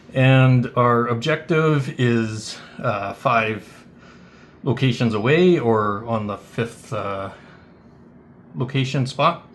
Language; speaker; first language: English; native; English